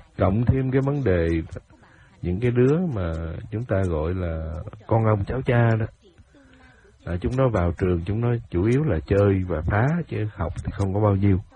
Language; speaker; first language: Vietnamese; native; Vietnamese